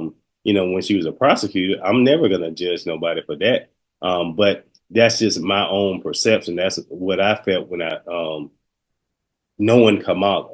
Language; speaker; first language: English; native; English